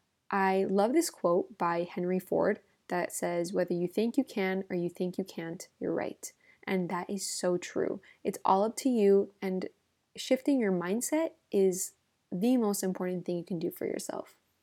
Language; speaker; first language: English; native; English